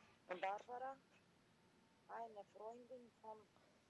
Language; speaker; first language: German; non-native, learner; Macedonian